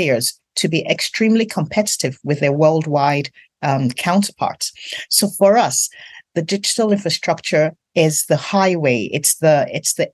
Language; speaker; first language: English; non-native, local second language; Yoruba